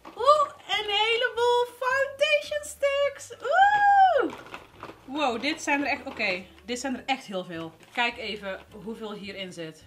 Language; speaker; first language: Dutch; early bilingual, other home language; Arabic